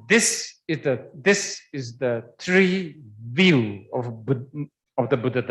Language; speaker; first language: English; non-native, fluent; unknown